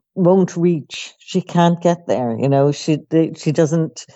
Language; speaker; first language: English; native; English